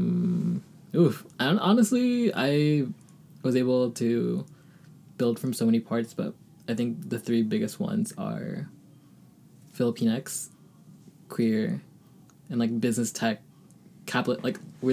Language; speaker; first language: English; early bilingual, other home language; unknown